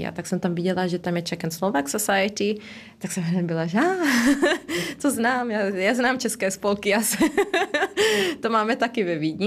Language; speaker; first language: Czech; early bilingual, heritage; Czech